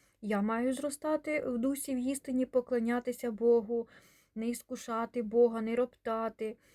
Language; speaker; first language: Ukrainian; non-native, local second language; Russian